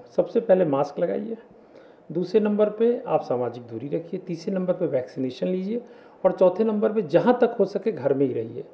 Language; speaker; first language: Hindi; native; Hindi